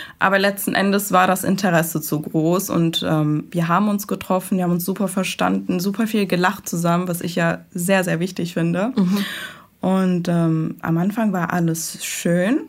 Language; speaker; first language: German; early bilingual, other home language; Persian